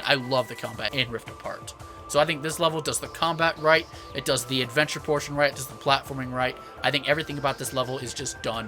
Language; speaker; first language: English; native; English